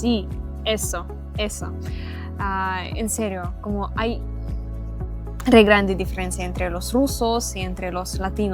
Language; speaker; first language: Spanish; non-native, learner; Russian